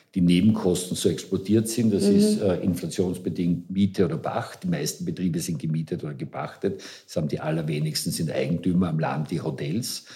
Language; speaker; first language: German; native; German